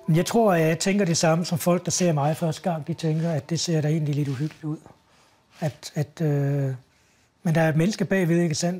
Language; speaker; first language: Danish; native; Danish